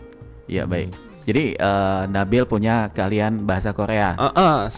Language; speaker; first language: Indonesian; native; Indonesian